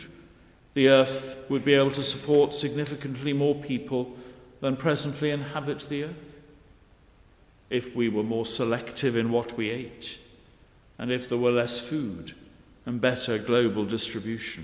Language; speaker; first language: English; native; English